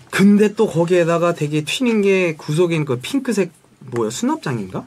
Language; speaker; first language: Korean; early bilingual, heritage; Korean